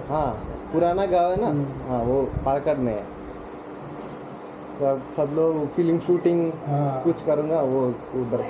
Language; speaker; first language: Hindi; non-native, local second language; Malayalam